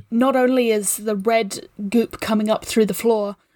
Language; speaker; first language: English; native; English